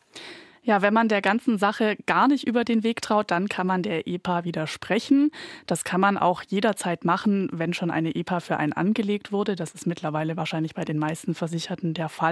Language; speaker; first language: German; native; German